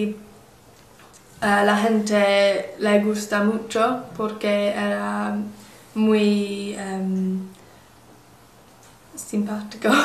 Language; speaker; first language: Spanish; non-native, learner; English